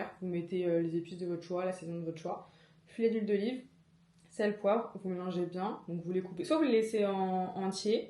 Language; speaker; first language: French; native; French